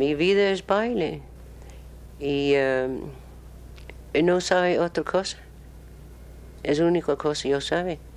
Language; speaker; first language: Spanish; non-native, learner; English